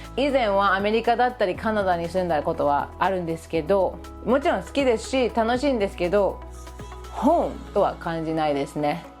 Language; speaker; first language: Japanese; early bilingual, other home language; English